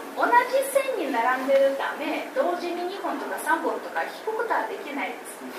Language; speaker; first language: Japanese; non-native, fluent; Ukrainian